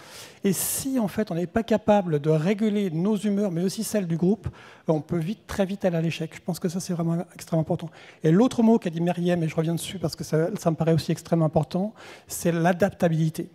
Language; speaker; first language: French; native; French